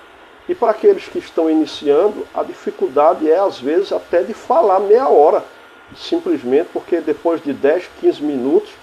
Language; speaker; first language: Portuguese; native; Portuguese